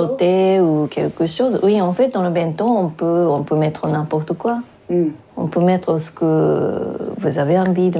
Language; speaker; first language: French; non-native, fluent; Japanese